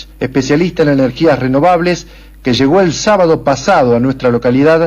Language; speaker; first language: Spanish; native; Spanish